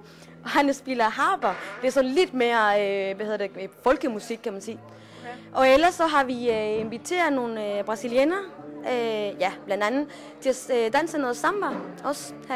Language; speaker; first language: Danish; non-native, fluent; Spanish